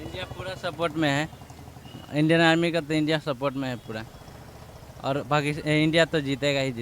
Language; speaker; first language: Hindi; non-native, local second language; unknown